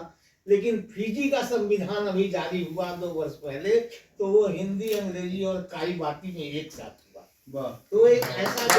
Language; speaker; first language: Hindi; native; Hindi